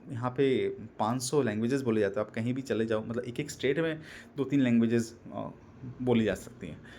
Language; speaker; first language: Hindi; non-native, local second language; Bangla